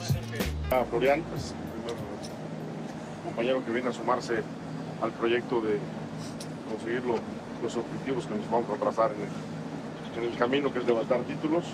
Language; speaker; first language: Spanish; native; Spanish